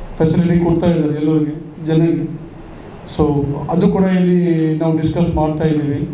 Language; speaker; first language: Kannada; non-native, local second language; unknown